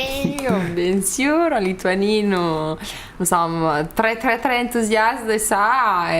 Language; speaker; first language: French; non-native, learner; Lithuanian